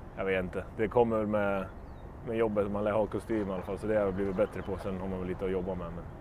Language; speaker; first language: Swedish; native; Swedish